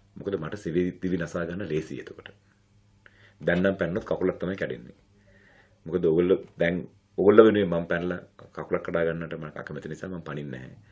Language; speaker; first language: Sinhala; non-native, local second language; Tamil